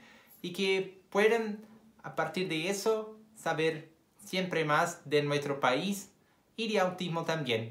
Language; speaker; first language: Spanish; non-native, fluent; Portuguese